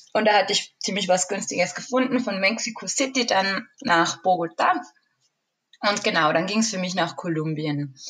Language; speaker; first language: German; native; German